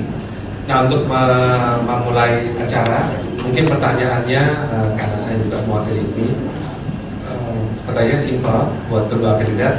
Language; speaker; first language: Indonesian; native; Indonesian